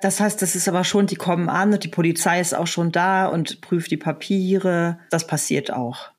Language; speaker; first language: German; native; German